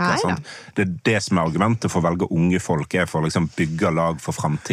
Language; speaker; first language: Norwegian; native; Norwegian